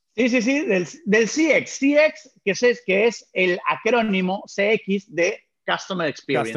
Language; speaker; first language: Spanish; native; Spanish